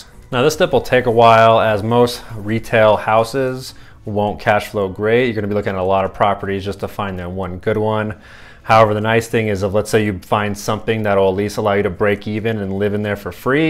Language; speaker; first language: English; native; English